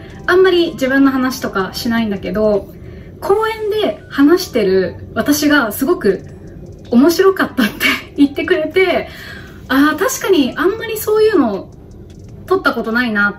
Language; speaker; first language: Japanese; native; Japanese